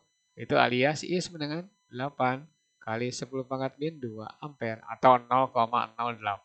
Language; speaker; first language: Indonesian; native; Indonesian